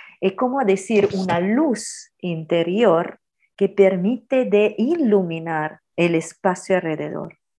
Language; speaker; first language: Spanish; non-native, fluent; Italian